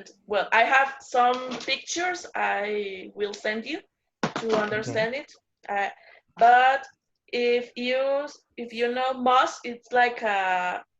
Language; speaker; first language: English; non-native, learner; Spanish